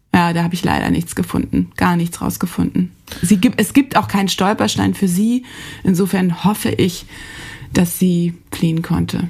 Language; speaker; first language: German; native; German